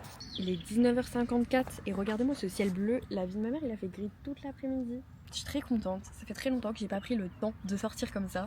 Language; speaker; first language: French; native; French